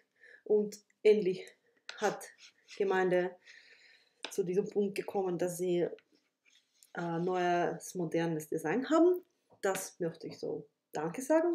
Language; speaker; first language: German; non-native, fluent; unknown